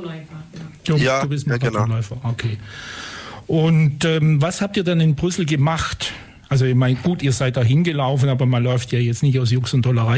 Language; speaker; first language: German; native; German